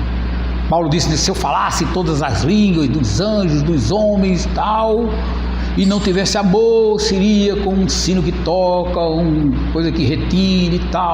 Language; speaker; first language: Portuguese; native; Portuguese